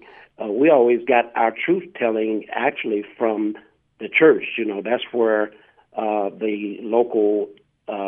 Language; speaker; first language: English; native; English